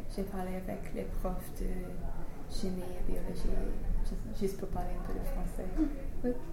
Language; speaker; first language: French; non-native, learner; English